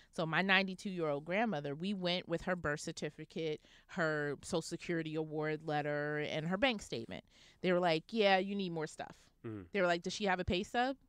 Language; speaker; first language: English; native; English